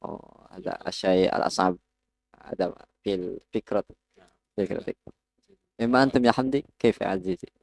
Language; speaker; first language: Arabic; non-native, learner; Indonesian